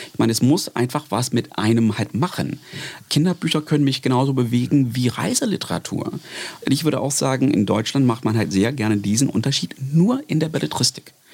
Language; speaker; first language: German; non-native, fluent; English